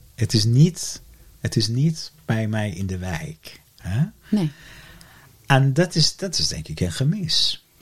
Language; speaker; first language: Dutch; non-native, fluent; Persian